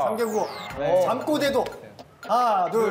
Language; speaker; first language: Korean; native; Korean